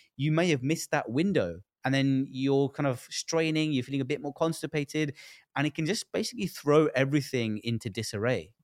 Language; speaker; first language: English; early bilingual, other home language; Hindi